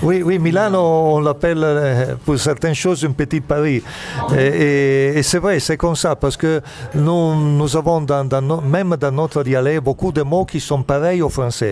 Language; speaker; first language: French; non-native, fluent; Italian